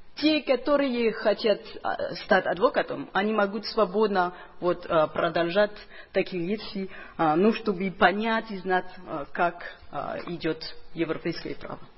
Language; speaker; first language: Russian; non-native, fluent; French